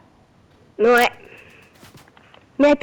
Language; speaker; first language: French; native; French